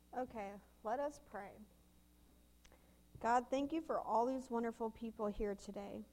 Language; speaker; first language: English; native; English